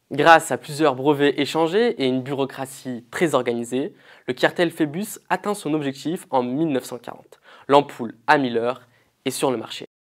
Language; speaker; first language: French; native; French